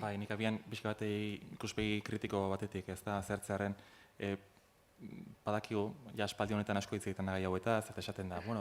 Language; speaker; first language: Basque; native; Basque